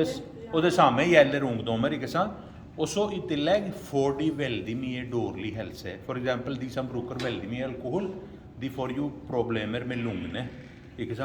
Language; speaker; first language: Norwegian; non-native, fluent; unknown